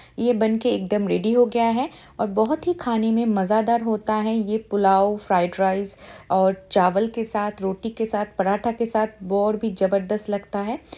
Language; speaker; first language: Hindi; non-native, local second language; Bangla